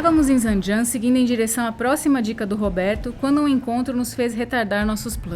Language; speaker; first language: Portuguese; native; Portuguese